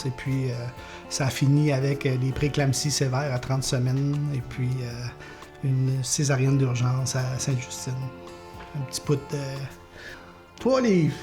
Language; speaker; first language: French; native; French